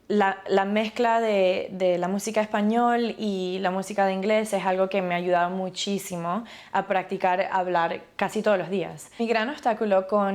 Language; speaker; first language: Spanish; early bilingual, other home language; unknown